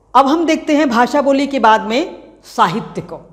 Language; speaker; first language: Hindi; non-native, local second language; Chhattisgarhi